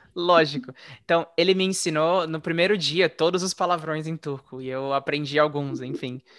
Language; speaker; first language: Portuguese; native; Portuguese